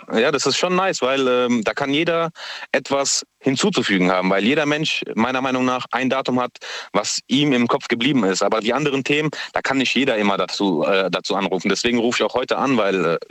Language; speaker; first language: German; native; German